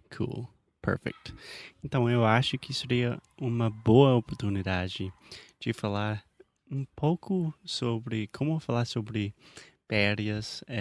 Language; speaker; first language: Portuguese; non-native, fluent; English